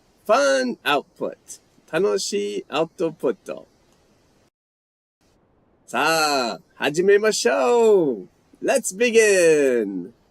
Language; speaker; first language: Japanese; non-native, learner; English